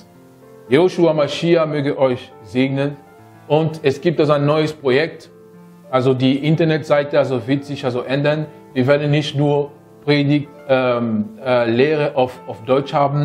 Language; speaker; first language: German; non-native, fluent; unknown